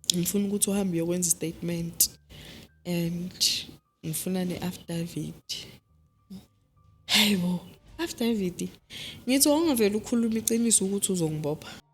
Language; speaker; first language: Zulu; native; Zulu